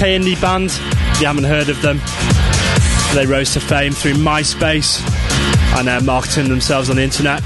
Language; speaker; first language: English; native; English